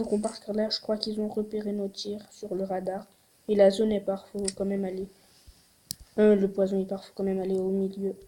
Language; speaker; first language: French; native; French